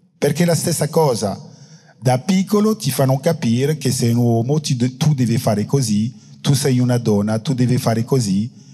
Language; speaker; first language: Italian; non-native, fluent; French